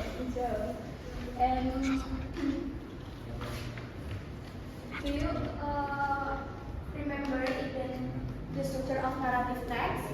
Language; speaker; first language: English; non-native, learner; Indonesian